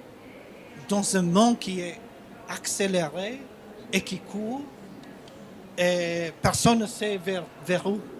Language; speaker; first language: French; non-native, fluent; Albanian